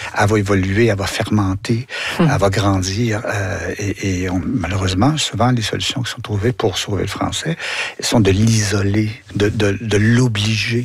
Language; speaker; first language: French; native; French